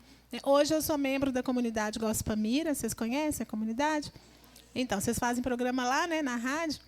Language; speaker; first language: Portuguese; native; Portuguese